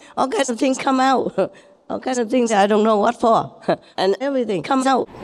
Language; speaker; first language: English; non-native, fluent; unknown